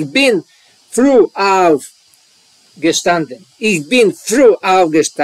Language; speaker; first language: German; non-native, learner; Serbian